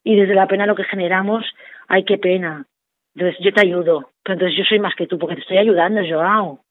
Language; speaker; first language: Spanish; non-native, local second language; Catalan